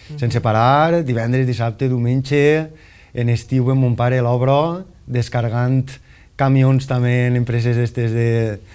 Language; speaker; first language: Catalan; native; Catalan